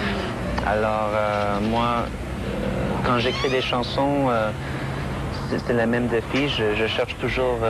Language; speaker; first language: French; non-native, fluent; English